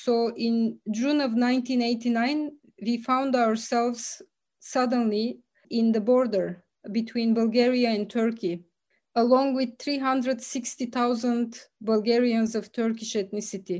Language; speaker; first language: English; early bilingual, other home language; Bulgarian